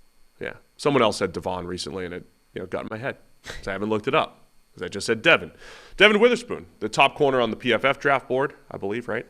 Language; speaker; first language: English; native; English